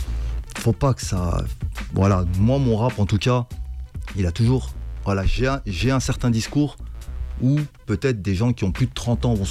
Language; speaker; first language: French; native; French